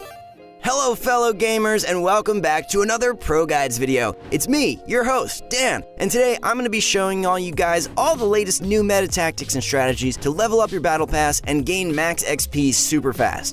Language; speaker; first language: English; native; English